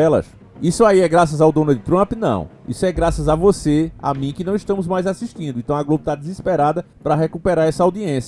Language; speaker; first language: Portuguese; native; Portuguese